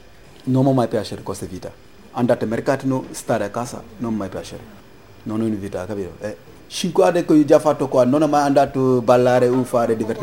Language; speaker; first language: Italian; non-native, learner; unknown